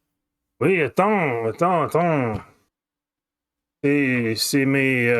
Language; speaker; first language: French; non-native, fluent; English